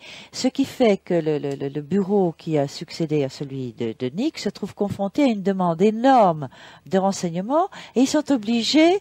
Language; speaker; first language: French; native; French